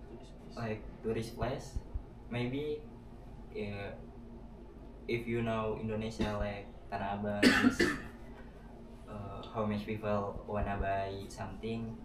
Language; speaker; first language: English; non-native, learner; Indonesian